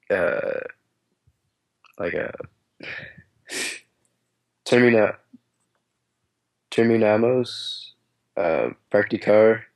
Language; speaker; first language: Spanish; non-native, learner; English